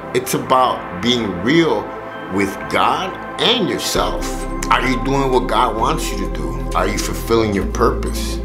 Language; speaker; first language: English; early bilingual, other home language; Spanish